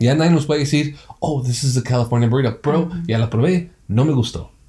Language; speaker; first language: Spanish; early bilingual, heritage; Spanish